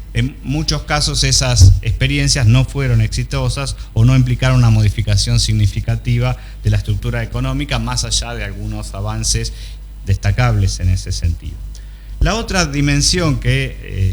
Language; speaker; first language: Spanish; native; Spanish